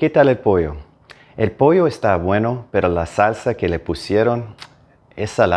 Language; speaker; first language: Spanish; non-native, fluent; English